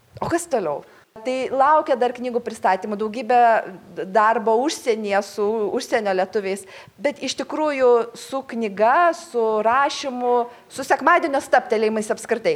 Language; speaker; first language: Lithuanian; native; Lithuanian